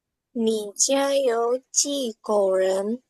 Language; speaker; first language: Chinese; non-native, learner; Indonesian